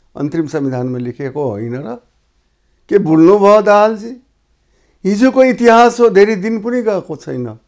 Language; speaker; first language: Nepali; non-native, local second language; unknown